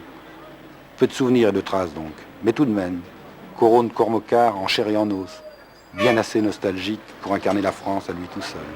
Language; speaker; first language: French; native; French